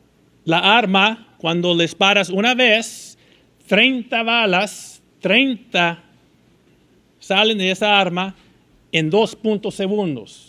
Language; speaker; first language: Spanish; early bilingual, heritage; Spanish